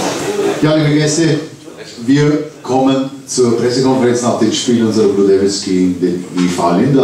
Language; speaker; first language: German; native; German